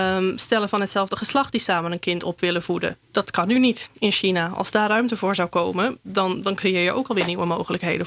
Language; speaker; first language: Dutch; native; Dutch